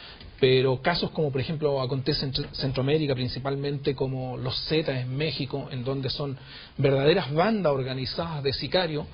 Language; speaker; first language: Spanish; native; Spanish